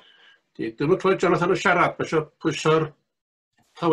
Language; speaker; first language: Welsh; native; Welsh